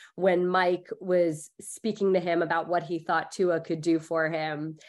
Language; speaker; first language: English; early bilingual, other home language; Hindi